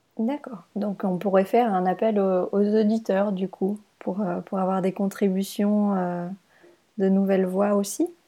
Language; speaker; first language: French; native; French